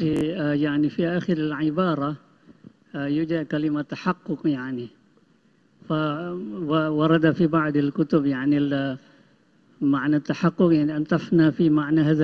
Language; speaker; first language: Arabic; non-native, fluent; Malay